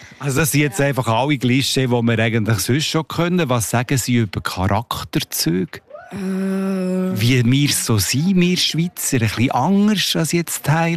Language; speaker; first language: German; native; German